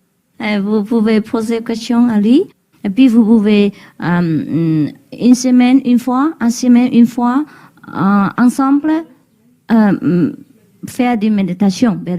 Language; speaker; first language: French; non-native, learner; Chinese